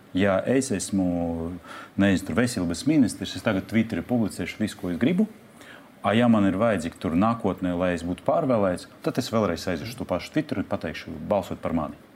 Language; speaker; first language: Latvian; non-native, local second language; Russian